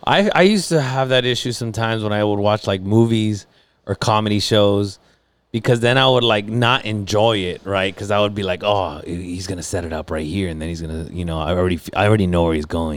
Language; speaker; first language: English; early bilingual, other home language; Spanish